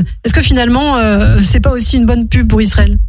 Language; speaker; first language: French; native; French